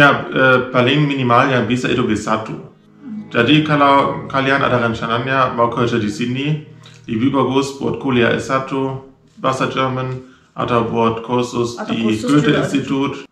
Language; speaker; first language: Indonesian; non-native, learner; German